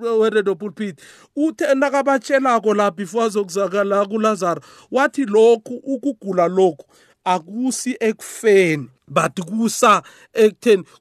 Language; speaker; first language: Zulu; non-native, local second language; South Ndebele